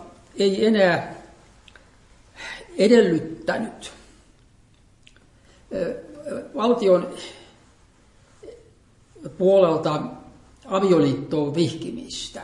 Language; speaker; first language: Finnish; native; Finnish